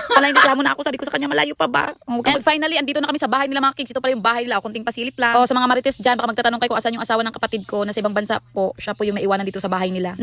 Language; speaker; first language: Filipino; non-native, local second language; Cebuano